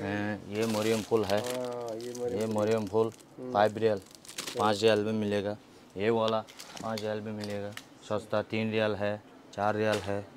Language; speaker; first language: Hindi; non-native, learner; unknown